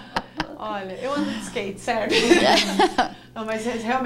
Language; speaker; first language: Portuguese; native; Portuguese